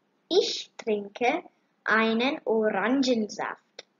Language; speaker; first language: German; non-native, learner; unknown